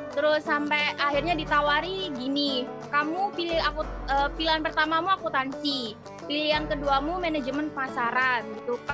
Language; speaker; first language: Indonesian; non-native, local second language; Madurese